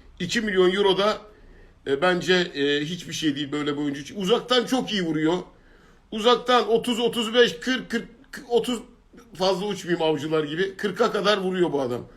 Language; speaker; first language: Turkish; native; Turkish